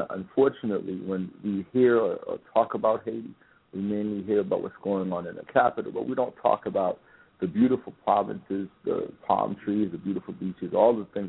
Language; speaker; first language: English; non-native, fluent; Haitian Creole